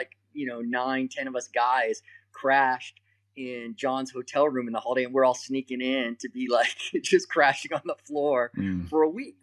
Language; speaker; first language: English; native; English